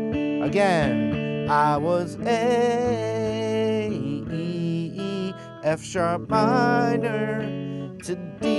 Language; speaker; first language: English; native; English